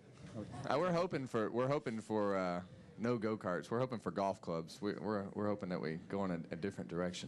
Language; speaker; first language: English; native; English